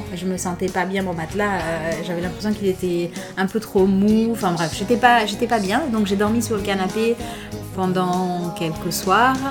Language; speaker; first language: French; non-native, local second language; Fula